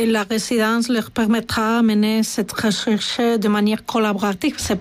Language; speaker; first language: French; non-native, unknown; Spanish